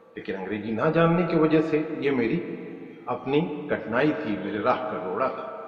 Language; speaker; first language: Hindi; non-native, local second language; Urdu